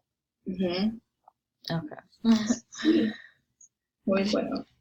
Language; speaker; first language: Spanish; non-native, learner; English